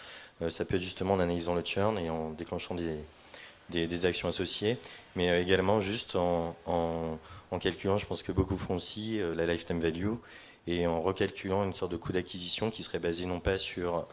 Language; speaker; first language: French; native; French